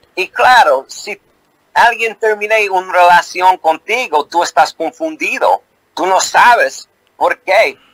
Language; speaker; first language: Spanish; non-native, learner; English